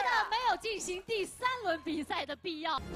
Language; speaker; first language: Chinese; native; Chinese